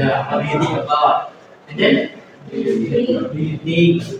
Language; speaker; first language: English; non-native, learner; Indonesian